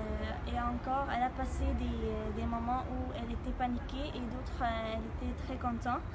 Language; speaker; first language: French; non-native, fluent; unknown